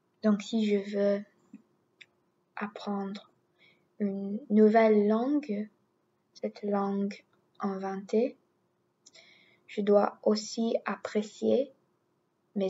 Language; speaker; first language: French; non-native, learner; English